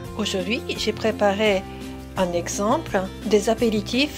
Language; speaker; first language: French; non-native, fluent; Japanese